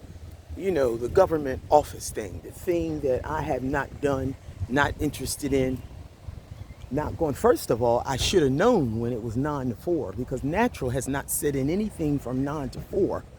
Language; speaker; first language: English; native; English